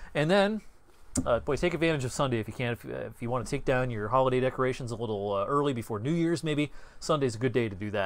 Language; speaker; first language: English; native; English